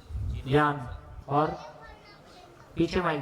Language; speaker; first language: Hindi; native; Hindi